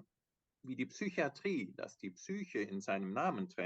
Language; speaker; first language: German; native; German